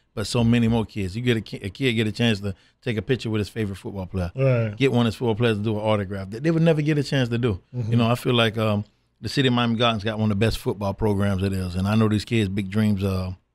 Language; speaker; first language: English; native; English